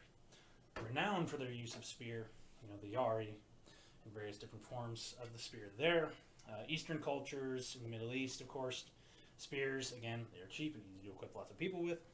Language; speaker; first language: English; native; English